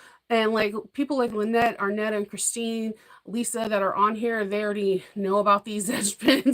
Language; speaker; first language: English; native; English